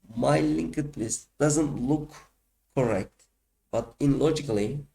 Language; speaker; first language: English; non-native, fluent; Turkish